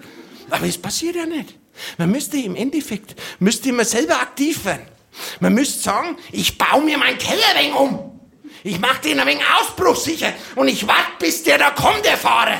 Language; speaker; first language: German; native; German